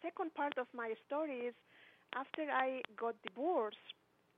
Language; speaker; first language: English; non-native, fluent; Spanish